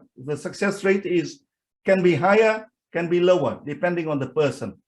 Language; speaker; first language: English; non-native, fluent; Vietnamese